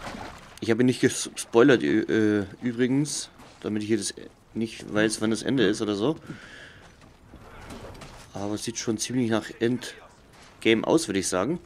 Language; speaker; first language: German; native; German